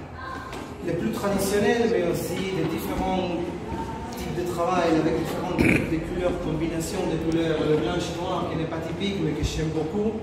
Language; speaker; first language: French; non-native, fluent; Spanish